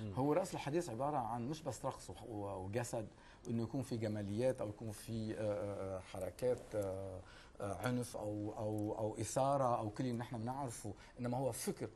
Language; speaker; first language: Arabic; native; Arabic